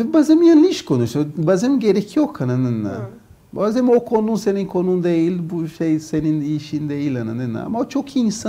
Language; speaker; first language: Turkish; non-native, learner; Portuguese